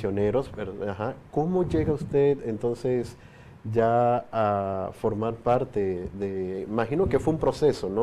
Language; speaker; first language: Spanish; native; Spanish